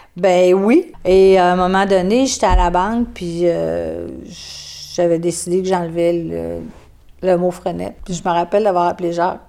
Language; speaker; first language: French; native; French